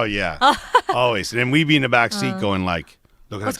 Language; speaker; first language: English; native; English